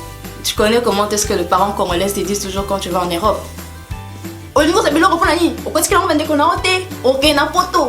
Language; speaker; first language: French; non-native, local second language; Lingala